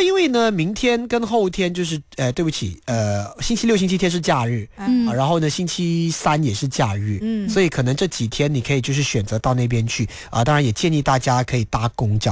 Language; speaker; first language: Chinese; native; Chinese